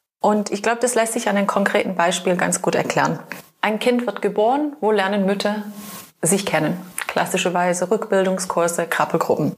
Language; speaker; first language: German; non-native, fluent; English